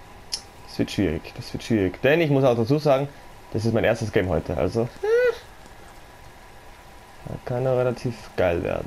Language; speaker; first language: German; native; German